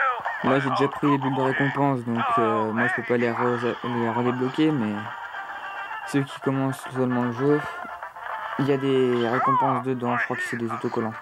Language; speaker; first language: French; native; French